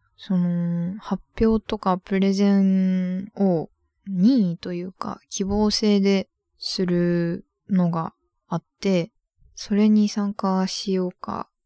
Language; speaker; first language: Japanese; native; Japanese